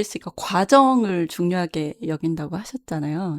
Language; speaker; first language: Korean; native; Korean